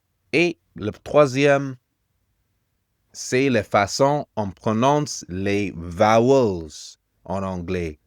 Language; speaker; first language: French; non-native, fluent; English